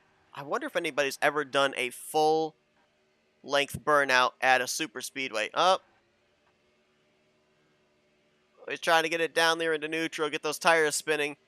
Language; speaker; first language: English; native; English